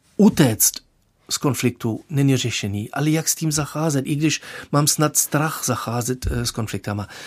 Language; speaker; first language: Czech; non-native, fluent; German